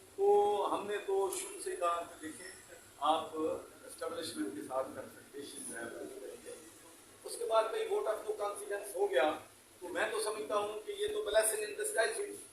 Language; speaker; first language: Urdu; non-native, local second language; Punjabi